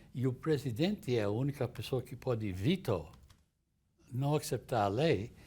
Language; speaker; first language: Portuguese; non-native, fluent; English